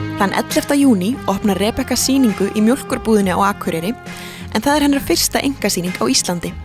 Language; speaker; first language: Icelandic; native; Icelandic